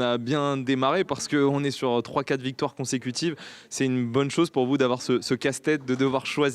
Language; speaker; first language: French; native; French